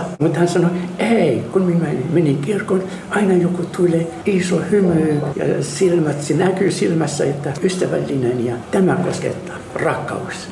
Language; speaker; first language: Finnish; non-native, fluent; Arabic